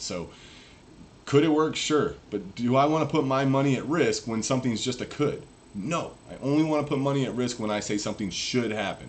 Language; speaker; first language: English; native; English